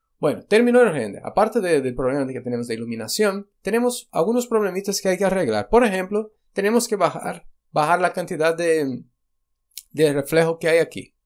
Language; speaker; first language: Spanish; non-native, fluent; Portuguese